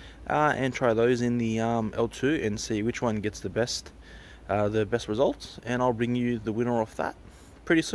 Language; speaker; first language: English; native; English